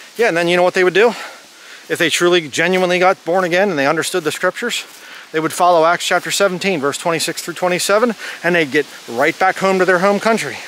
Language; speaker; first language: English; native; English